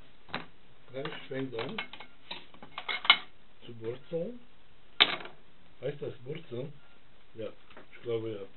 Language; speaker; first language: German; non-native, fluent; Italian